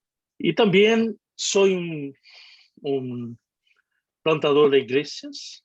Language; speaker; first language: Spanish; non-native, fluent; Portuguese